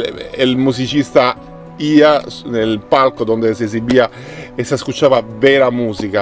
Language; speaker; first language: Spanish; non-native, learner; Italian